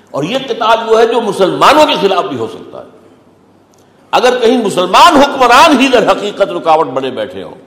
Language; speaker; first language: Urdu; native; Urdu